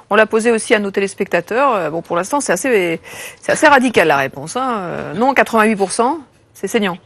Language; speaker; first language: French; native; French